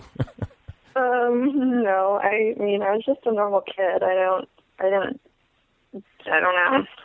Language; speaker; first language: English; native; English